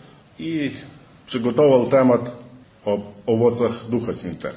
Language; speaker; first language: Polish; early bilingual, heritage; Polish